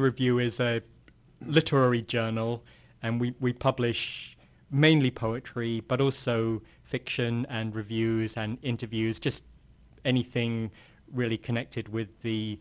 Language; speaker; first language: English; native; English